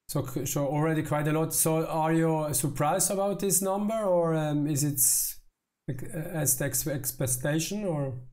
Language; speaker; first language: English; non-native, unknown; German